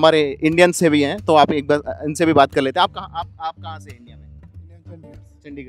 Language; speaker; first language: Hindi; non-native, local second language; Telugu